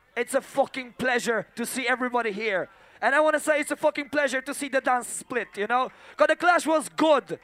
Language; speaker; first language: English; non-native, fluent; Polish